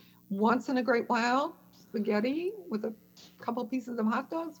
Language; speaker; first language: English; native; English